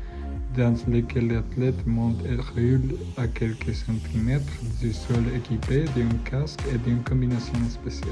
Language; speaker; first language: French; non-native, learner; Spanish